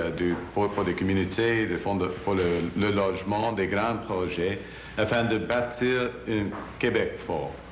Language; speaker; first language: French; non-native, local second language; English